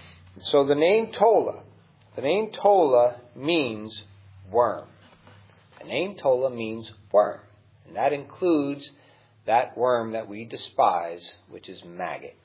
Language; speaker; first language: English; native; English